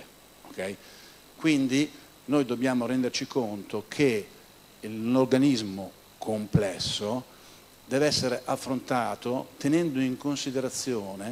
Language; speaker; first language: Italian; native; Italian